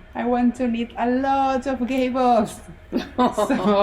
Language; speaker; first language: English; non-native, fluent; Spanish